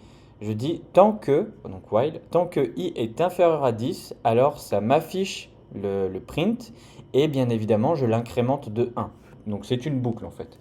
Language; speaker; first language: French; native; French